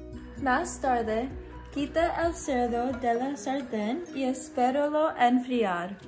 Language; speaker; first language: Spanish; non-native, learner; English